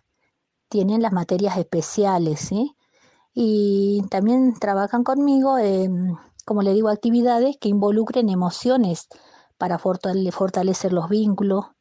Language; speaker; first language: Spanish; native; Spanish